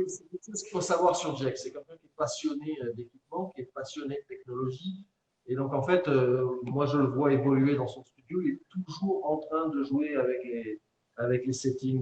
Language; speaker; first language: French; native; French